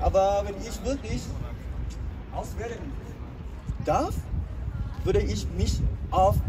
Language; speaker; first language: German; non-native, learner; Thai